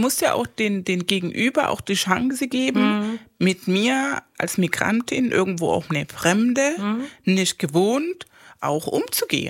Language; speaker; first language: German; non-native, fluent; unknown